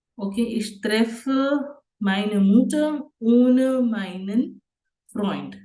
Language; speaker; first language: German; non-native, fluent; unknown